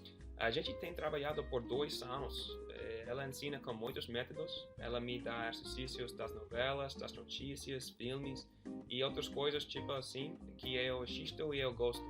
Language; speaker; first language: Portuguese; non-native, fluent; English